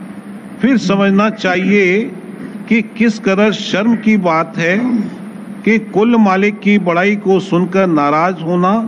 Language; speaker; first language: Hindi; native; Hindi